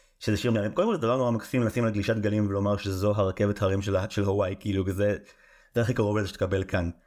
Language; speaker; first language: Hebrew; native; Hebrew